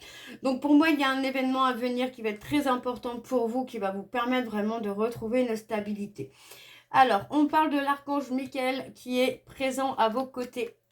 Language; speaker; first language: French; native; French